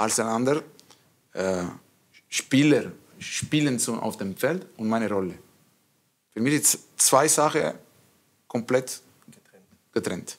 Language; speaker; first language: German; non-native, learner; French